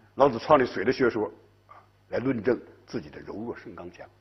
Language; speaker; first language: Chinese; native; Chinese